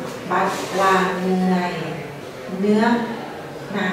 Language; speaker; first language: Vietnamese; non-native, learner; Thai